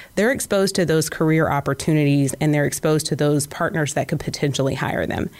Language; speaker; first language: English; native; English